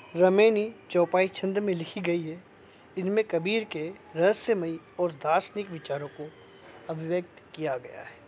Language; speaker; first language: Hindi; native; Hindi